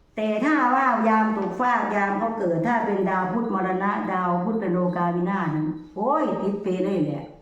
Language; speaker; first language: Thai; non-native, local second language; Northeastern Thai